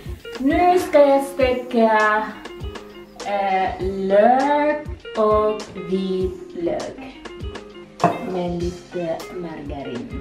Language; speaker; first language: Swedish; non-native, learner; Indonesian